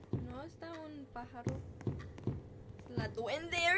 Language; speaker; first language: Spanish; early bilingual, heritage; Spanish